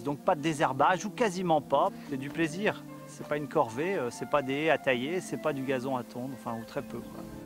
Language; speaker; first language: French; native; French